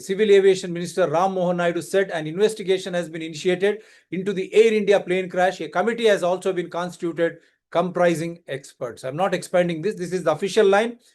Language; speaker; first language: English; non-native, local second language; Telugu